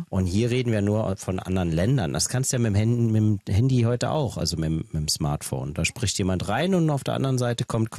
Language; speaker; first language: German; native; German